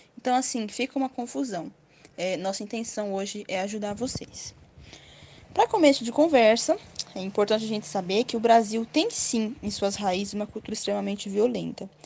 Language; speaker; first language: Portuguese; native; Portuguese